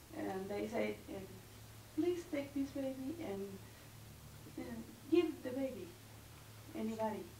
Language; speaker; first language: English; non-native, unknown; Spanish